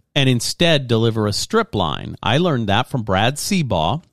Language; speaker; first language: English; native; English